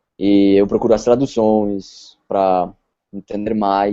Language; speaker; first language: Portuguese; non-native, fluent; Spanish